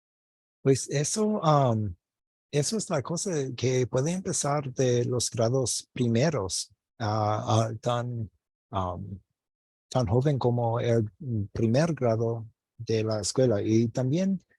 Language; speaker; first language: Spanish; non-native, fluent; English